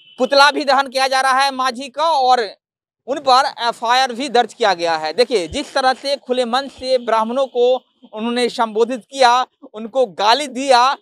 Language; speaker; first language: Hindi; native; Hindi